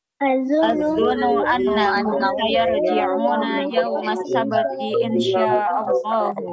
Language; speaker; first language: Arabic; non-native, learner; Indonesian